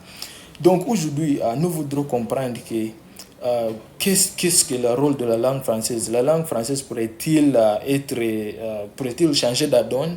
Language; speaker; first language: French; non-native, fluent; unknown